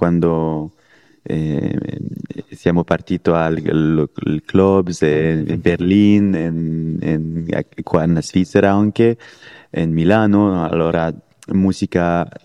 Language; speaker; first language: Italian; non-native, learner; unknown